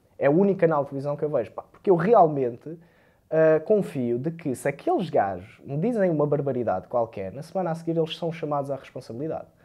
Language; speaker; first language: Portuguese; early bilingual, other home language; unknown